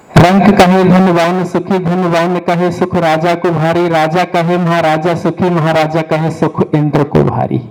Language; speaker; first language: Hindi; native; Hindi